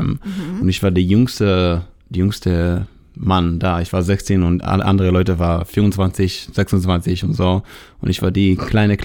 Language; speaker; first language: German; non-native, learner; Hebrew